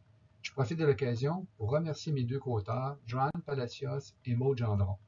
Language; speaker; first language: French; native; French